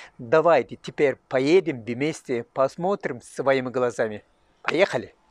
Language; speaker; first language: Russian; non-native, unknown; Turkish